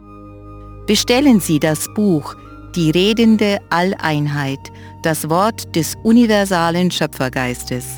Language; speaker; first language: German; native; German